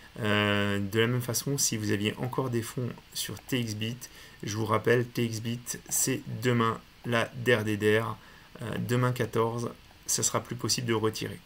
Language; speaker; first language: French; native; French